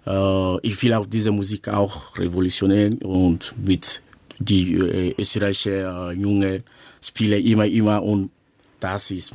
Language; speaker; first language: German; non-native, learner; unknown